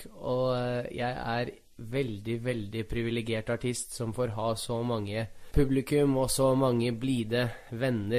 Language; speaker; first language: Norwegian; early bilingual, other home language; Russian